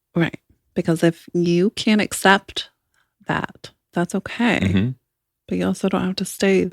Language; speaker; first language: English; native; English